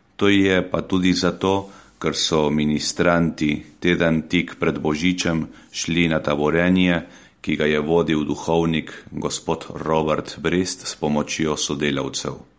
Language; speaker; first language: Slovenian; early bilingual, heritage; Slovenian